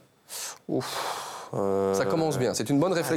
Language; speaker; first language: French; native; French